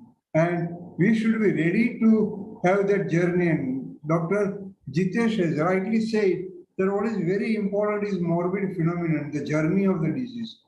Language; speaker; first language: English; non-native, local second language; Hindi